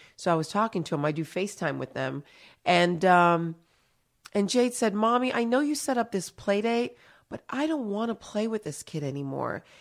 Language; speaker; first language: English; early bilingual, other home language; Haitian Creole